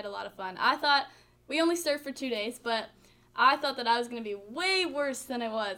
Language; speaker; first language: English; native; English